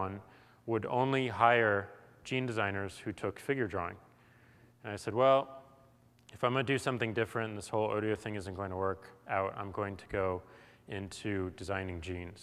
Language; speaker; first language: English; native; English